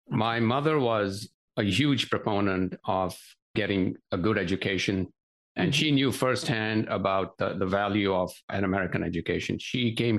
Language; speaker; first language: English; non-native, local second language; Gujarati